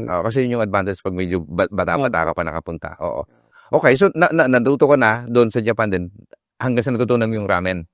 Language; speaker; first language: Filipino; native; Filipino